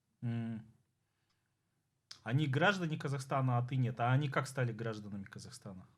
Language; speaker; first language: Russian; native; Russian